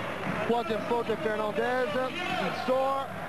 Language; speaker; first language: French; native; French